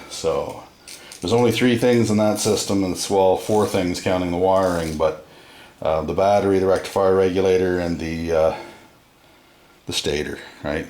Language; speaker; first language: English; native; English